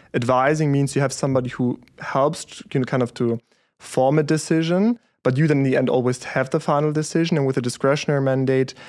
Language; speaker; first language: English; early bilingual, other home language; German